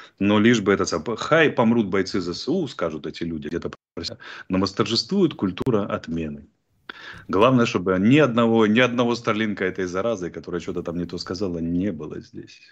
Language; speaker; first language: Russian; native; Russian